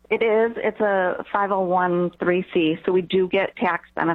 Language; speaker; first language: English; native; English